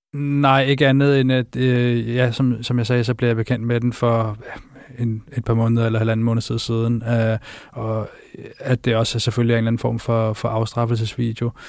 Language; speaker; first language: Danish; native; Danish